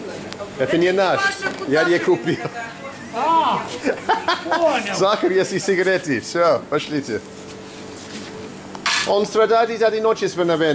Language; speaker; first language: Russian; non-native, learner; English